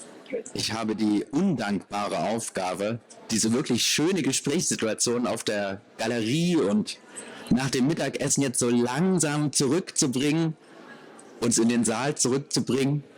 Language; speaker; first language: German; native; German